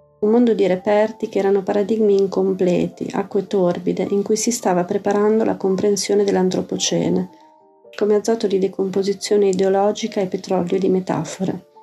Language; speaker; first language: Italian; native; Italian